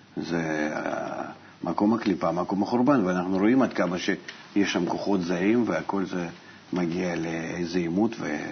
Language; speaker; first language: Hebrew; non-native, fluent; Russian